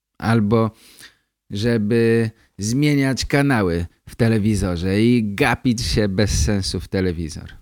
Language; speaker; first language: Polish; native; Polish